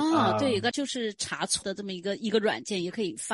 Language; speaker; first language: Chinese; native; Chinese